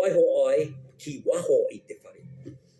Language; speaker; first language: Māori; non-native, local second language; English